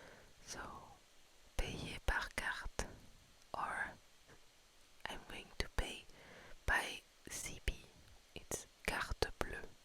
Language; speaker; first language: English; non-native, fluent; French